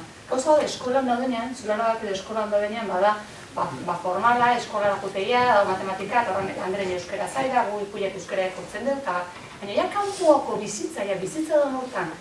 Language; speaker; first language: Basque; native; Basque